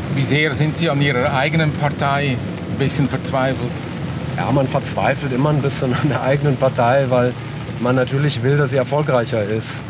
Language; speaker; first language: German; non-native, local second language; Italian